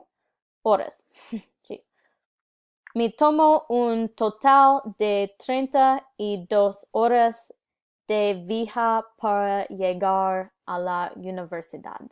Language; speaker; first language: Spanish; non-native, learner; English